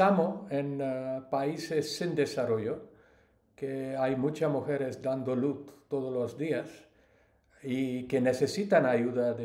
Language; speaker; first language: Spanish; non-native, learner; English